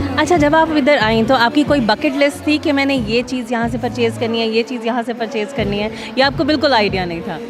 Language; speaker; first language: Urdu; native; Urdu